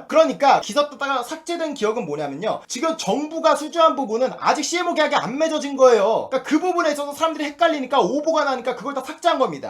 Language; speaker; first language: Korean; native; Korean